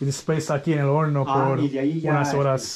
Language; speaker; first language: Spanish; non-native, learner; English